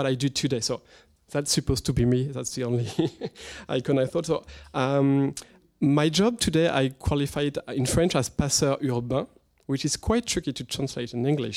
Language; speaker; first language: English; non-native, fluent; French